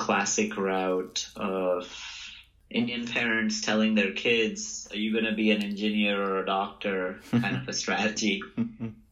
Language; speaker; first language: English; non-native, local second language; Hindi